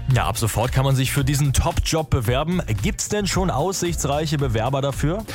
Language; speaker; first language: German; native; German